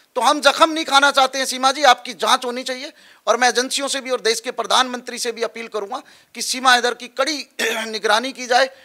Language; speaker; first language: Hindi; native; Hindi